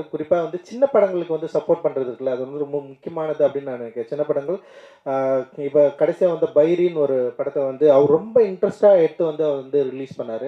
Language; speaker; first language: Tamil; native; Tamil